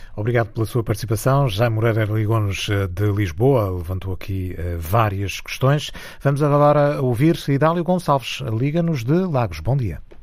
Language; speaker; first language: Portuguese; native; Portuguese